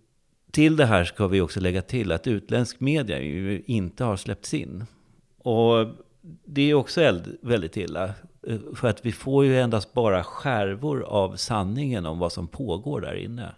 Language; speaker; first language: Swedish; native; Swedish